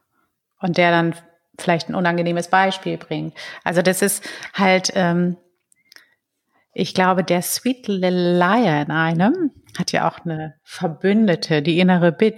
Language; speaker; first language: German; native; German